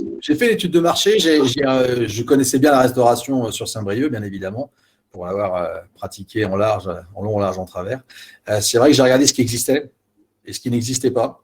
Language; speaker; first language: French; native; French